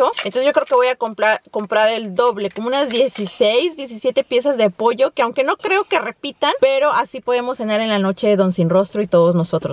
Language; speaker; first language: Spanish; native; Spanish